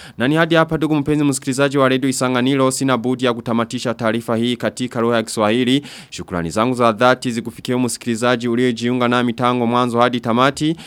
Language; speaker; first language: Swahili; non-native, local second language; Rundi